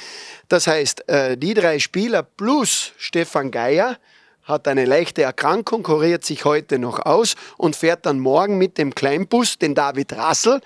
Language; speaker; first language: German; native; German